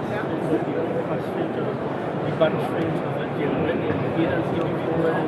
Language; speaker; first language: German; native; German